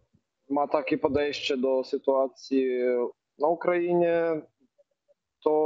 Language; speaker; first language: Polish; non-native, fluent; Ukrainian